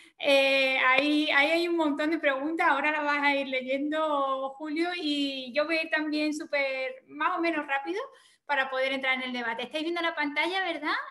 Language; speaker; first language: Spanish; native; Spanish